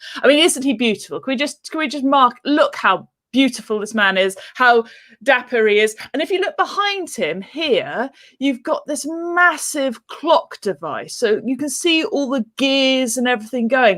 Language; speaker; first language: English; native; English